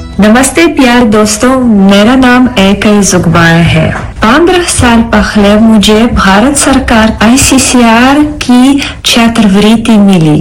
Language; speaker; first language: Hindi; non-native, fluent; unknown